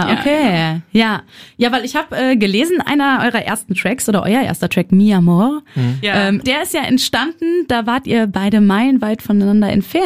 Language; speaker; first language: German; native; German